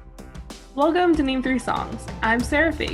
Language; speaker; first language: English; native; English